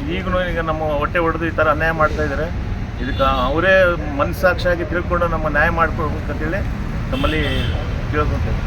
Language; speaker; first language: Kannada; native; Kannada